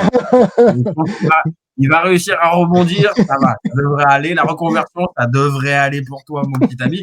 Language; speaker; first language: French; native; French